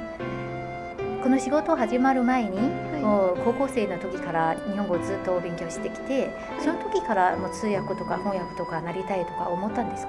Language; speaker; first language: Japanese; non-native, fluent; Chinese